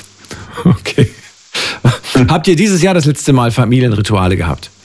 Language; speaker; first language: German; native; German